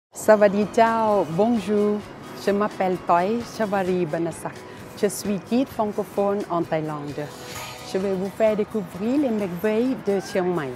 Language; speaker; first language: French; non-native, learner; Thai